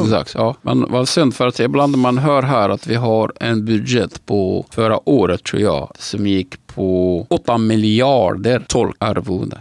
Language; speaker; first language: Swedish; non-native, fluent; Arabic